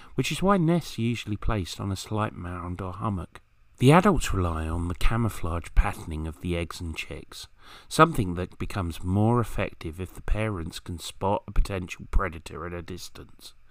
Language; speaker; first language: English; native; English